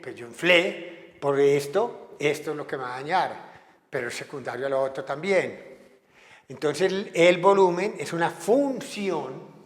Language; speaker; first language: Spanish; native; Spanish